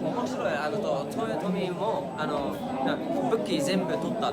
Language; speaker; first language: Japanese; non-native, learner; English